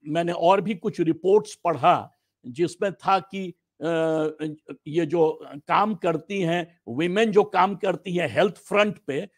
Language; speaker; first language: Hindi; native; Hindi